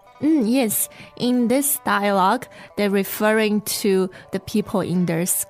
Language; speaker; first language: English; non-native, fluent; Chinese